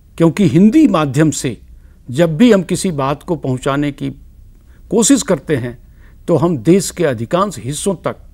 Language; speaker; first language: Hindi; native; Hindi